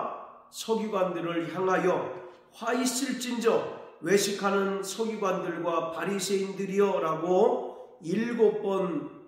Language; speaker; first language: Korean; native; Korean